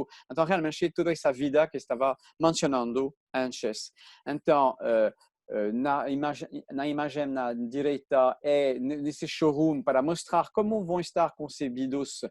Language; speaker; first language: Portuguese; non-native, fluent; French